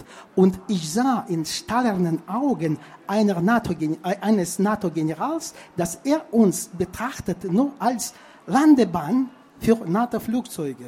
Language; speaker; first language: German; non-native, fluent; Russian